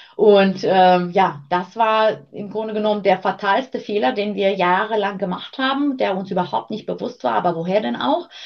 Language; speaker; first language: German; early bilingual, other home language; Armenian